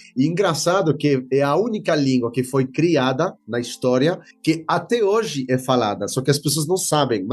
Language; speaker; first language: Portuguese; non-native, fluent; French